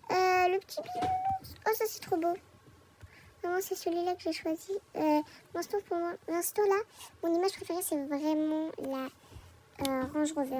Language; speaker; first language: French; native; French